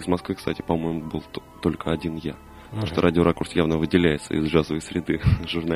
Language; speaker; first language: Russian; native; Russian